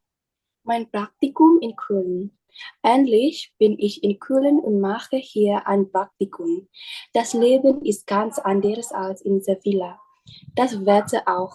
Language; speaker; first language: German; non-native, learner; Indonesian